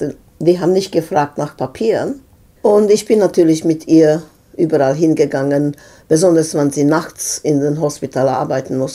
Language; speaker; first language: German; non-native, fluent; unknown